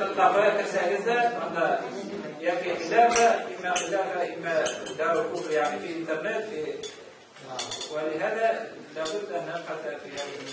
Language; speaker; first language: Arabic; non-native, fluent; Tatar